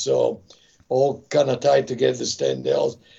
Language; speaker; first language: English; non-native, fluent; Italian